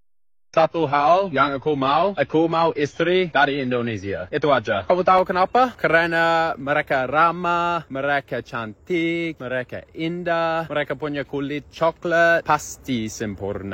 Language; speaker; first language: Indonesian; non-native, learner; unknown